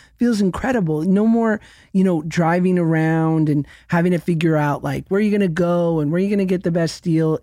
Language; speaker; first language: English; native; English